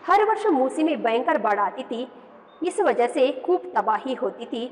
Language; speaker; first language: Hindi; non-native, local second language; Kannada